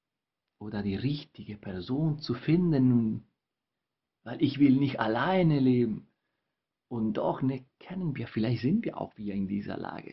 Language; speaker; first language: German; non-native, fluent; Spanish